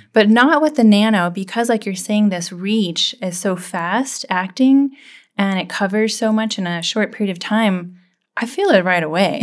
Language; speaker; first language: English; native; English